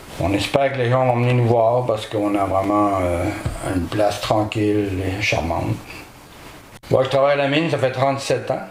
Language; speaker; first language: French; native; French